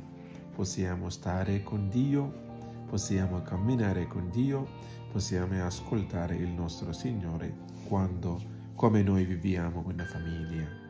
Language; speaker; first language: Italian; non-native, learner; Malayalam